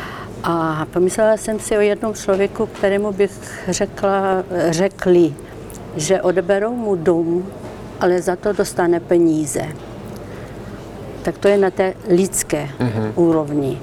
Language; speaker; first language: Czech; non-native, fluent; Ukrainian